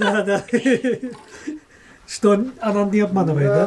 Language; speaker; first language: Russian; non-native, learner; English